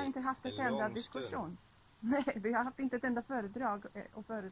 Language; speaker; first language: Swedish; non-native, fluent; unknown